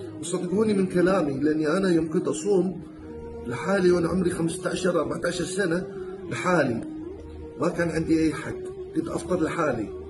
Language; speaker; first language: Arabic; non-native, fluent; Chinese